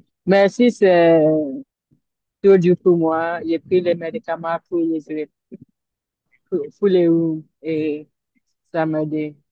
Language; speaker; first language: French; non-native, learner; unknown